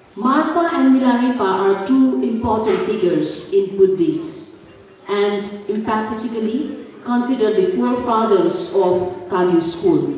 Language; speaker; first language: English; non-native, local second language; Nepali